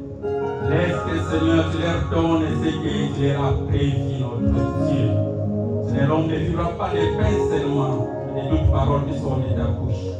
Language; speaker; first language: French; non-native, local second language; Lingala